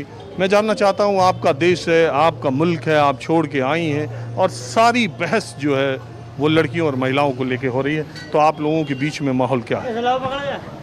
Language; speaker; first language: Hindi; native; Hindi